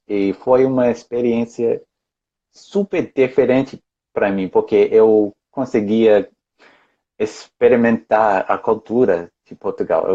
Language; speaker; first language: Portuguese; non-native, fluent; English